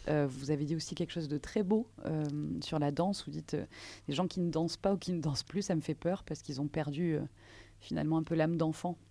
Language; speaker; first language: French; native; French